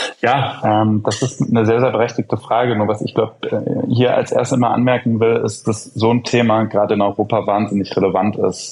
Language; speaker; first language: German; native; German